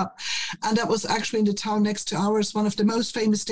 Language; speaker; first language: English; non-native, fluent; German